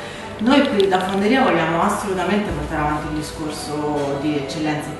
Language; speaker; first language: Italian; native; Italian